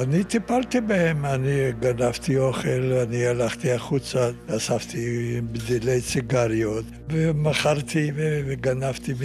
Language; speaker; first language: Hebrew; non-native, fluent; Yiddish